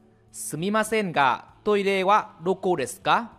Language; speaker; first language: Japanese; non-native, fluent; Vietnamese